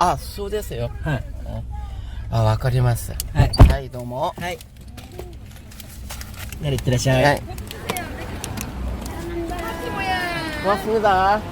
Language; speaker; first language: Japanese; non-native, learner; Korean